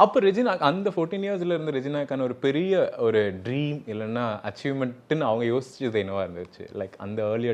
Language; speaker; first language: Tamil; native; Tamil